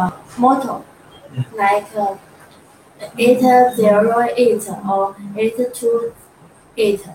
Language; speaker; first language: English; non-native, learner; Chinese